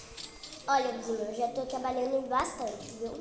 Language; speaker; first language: Portuguese; native; Portuguese